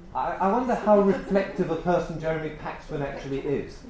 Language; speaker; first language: English; native; English